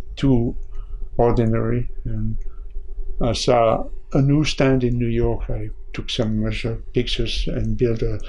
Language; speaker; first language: English; non-native, fluent; French